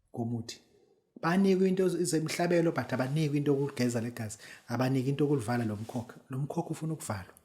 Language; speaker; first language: Zulu; native; Zulu